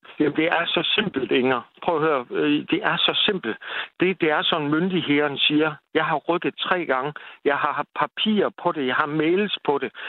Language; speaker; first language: Danish; native; Danish